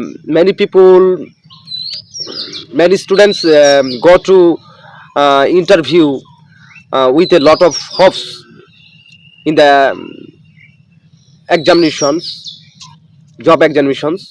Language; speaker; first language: English; non-native, local second language; Bangla